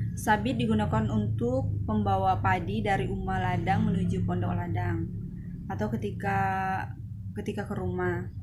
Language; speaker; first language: Indonesian; non-native, local second language; Malay